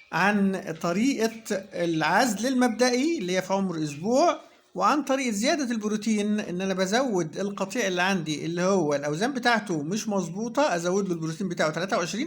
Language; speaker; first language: Arabic; native; Arabic